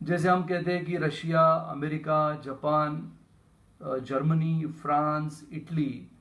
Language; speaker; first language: Hindi; non-native, local second language; Marathi